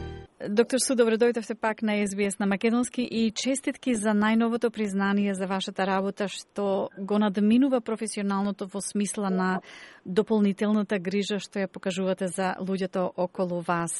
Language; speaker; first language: Macedonian; native; Macedonian